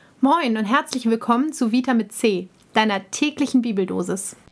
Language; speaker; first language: German; native; German